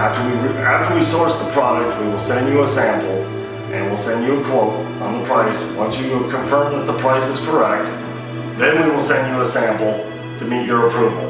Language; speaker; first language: English; native; English